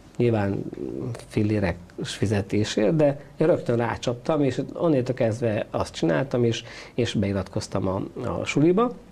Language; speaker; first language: Hungarian; native; Hungarian